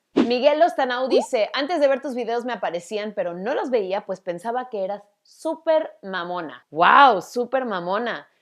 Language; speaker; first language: Spanish; early bilingual, other home language; English